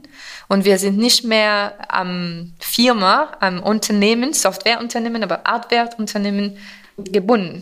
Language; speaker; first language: German; non-native, fluent; French